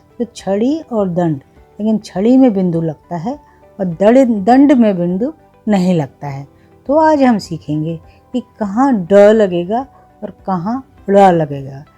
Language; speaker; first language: Hindi; native; Hindi